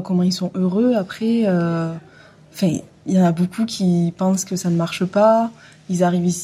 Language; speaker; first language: French; native; French